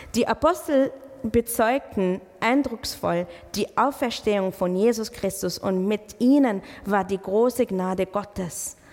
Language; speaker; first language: German; non-native, fluent; Arabic